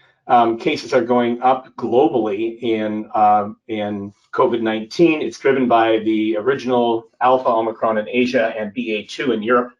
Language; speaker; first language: English; native; English